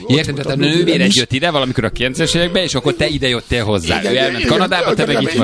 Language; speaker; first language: Hungarian; native; Hungarian